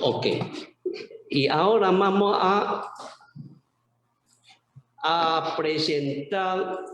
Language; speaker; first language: Spanish; non-native, learner; Chinese